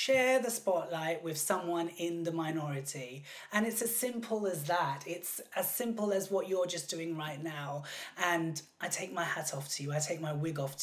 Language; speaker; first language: English; native; English